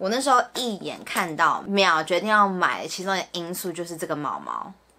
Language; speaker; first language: Chinese; early bilingual, heritage; Chinese